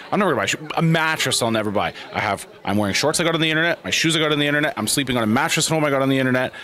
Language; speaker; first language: English; native; English